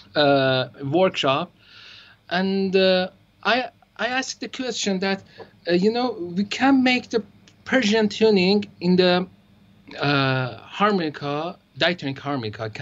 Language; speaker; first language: English; non-native, learner; Persian